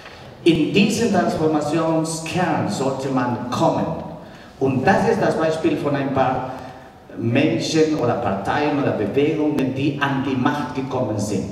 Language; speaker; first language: German; non-native, fluent; Spanish